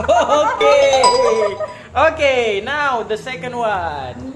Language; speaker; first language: English; non-native, learner; Indonesian